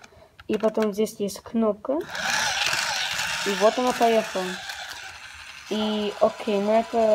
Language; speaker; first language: Russian; early bilingual, heritage; Russian